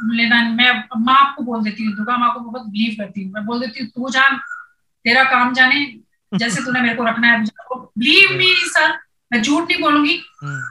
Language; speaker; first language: Hindi; native; Hindi